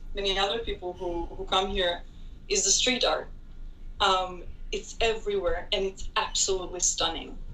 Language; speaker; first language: English; non-native, fluent; Hebrew